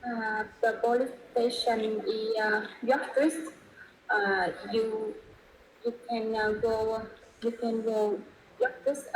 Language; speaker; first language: English; non-native, learner; Vietnamese